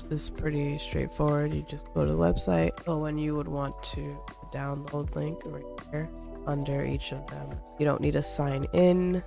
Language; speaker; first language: English; native; English